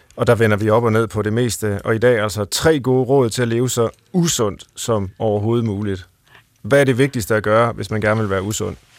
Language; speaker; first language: Danish; native; Danish